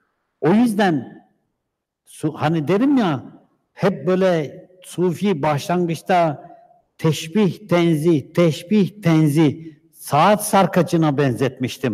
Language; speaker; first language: Turkish; native; Turkish